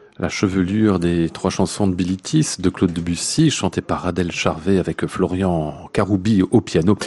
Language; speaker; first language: French; native; French